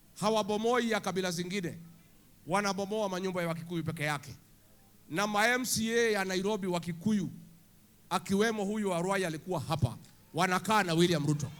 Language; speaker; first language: Swahili; non-native, local second language; Kikuyu